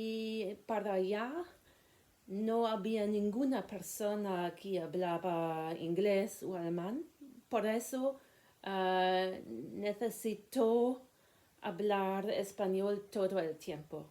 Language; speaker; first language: Spanish; non-native, learner; German